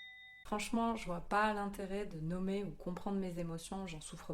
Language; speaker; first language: French; native; French